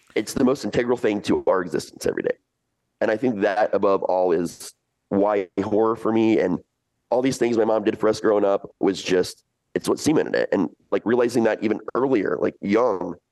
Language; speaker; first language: English; early bilingual, other home language; Italian